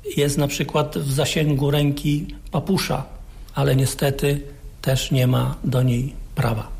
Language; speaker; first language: Polish; native; Polish